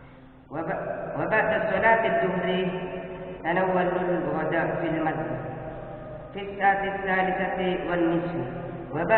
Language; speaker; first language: Arabic; non-native, learner; Indonesian